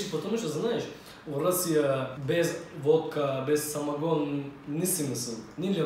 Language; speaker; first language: Russian; non-native, learner; Turkish